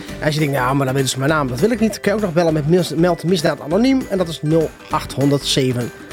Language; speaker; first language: Dutch; non-native, fluent; English